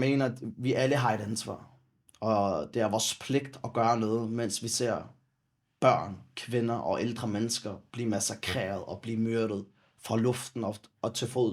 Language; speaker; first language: Danish; early bilingual, other home language; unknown